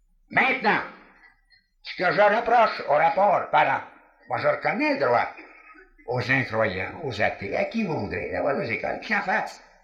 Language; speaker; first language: French; native; French